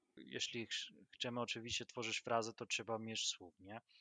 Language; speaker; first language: Polish; non-native, learner; Arabic